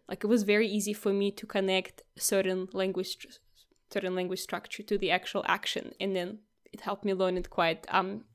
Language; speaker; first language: English; non-native, fluent; Russian